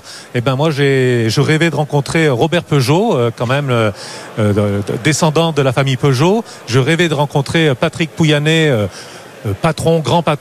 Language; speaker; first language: French; native; French